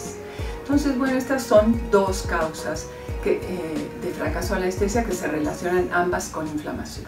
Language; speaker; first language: Spanish; native; Spanish